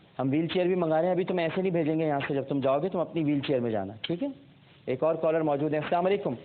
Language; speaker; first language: Urdu; native; Urdu